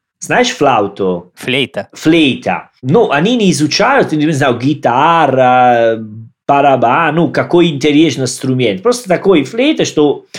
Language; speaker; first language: Russian; non-native, learner; Italian